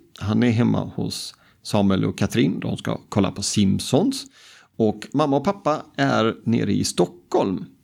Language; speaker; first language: Swedish; native; Swedish